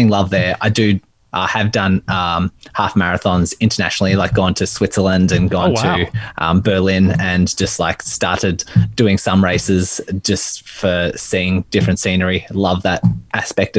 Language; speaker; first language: English; native; English